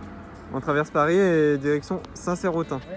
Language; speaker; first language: French; native; French